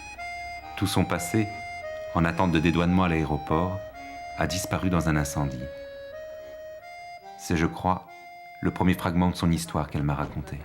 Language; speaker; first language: French; native; French